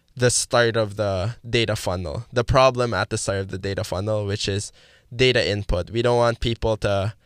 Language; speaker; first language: English; non-native, local second language; Filipino